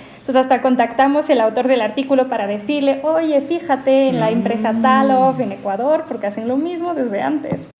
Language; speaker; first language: Spanish; non-native, fluent; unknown